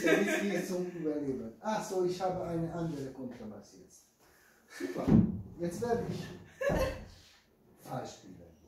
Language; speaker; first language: German; non-native, fluent; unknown